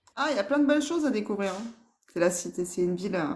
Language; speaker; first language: French; native; French